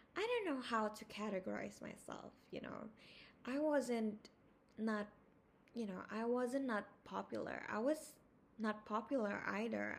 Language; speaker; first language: English; non-native, fluent; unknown